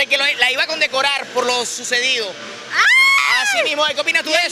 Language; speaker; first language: Spanish; native; Spanish